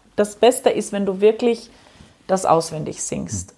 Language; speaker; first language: German; non-native, fluent; Finnish